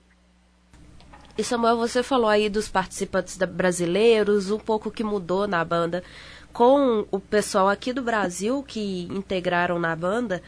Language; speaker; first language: Portuguese; native; Portuguese